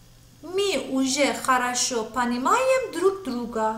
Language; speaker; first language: Russian; non-native, fluent; Persian